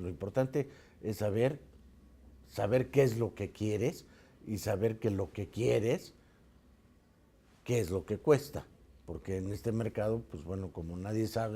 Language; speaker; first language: Spanish; native; Spanish